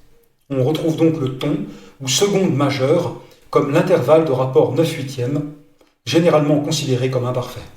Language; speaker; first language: French; native; French